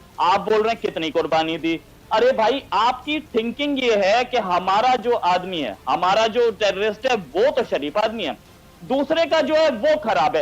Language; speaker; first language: Hindi; native; Hindi